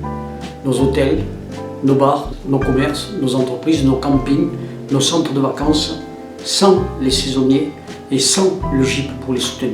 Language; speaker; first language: French; native; French